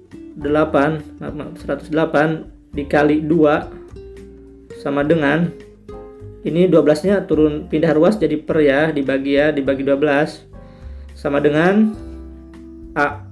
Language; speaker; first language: Indonesian; native; Indonesian